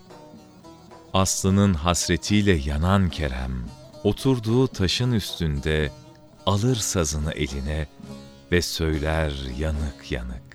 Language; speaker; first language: Turkish; native; Turkish